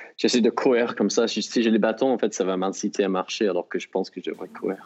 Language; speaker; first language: French; non-native, fluent; English